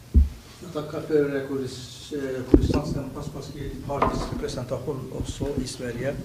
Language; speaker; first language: Swedish; non-native, fluent; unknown